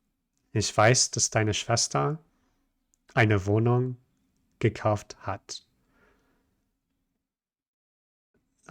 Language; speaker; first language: German; non-native, fluent; English